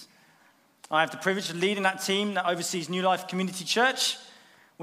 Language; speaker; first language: English; native; English